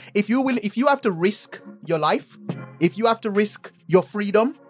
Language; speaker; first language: English; native; English